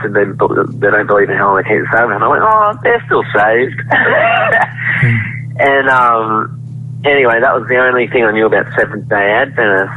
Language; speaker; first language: English; native; English